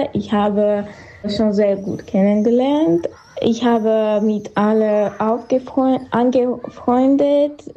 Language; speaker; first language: German; early bilingual, other home language; Armenian